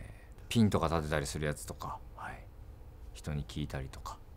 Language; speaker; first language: Japanese; native; Japanese